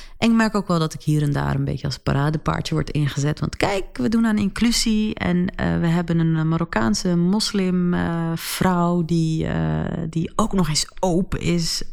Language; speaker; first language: Dutch; early bilingual, other home language; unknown